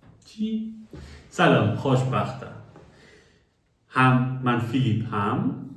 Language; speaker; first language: Persian; non-native, learner; German